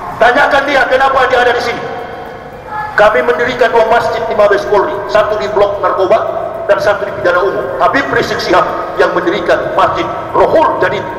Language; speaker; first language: Indonesian; native; Indonesian